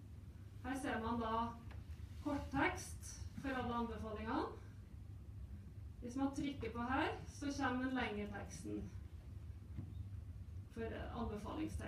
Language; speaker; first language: Norwegian; native; Norwegian